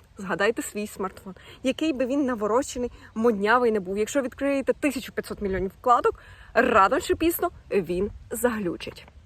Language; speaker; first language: Ukrainian; non-native, local second language; Russian